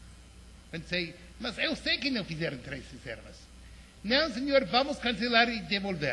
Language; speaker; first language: Portuguese; non-native, fluent; English